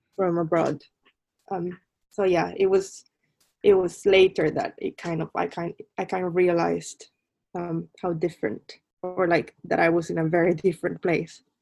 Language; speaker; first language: English; non-native, fluent; Spanish